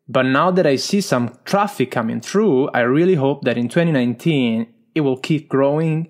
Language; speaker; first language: English; non-native, fluent; Italian